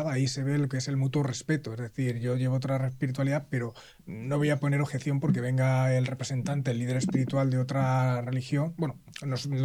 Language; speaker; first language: Spanish; native; Spanish